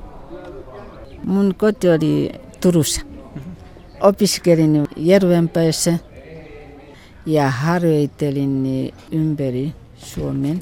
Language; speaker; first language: Finnish; non-native, fluent; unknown